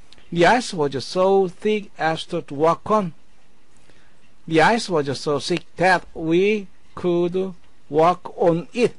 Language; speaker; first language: English; non-native, fluent; Korean